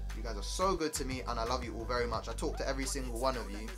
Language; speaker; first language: English; native; English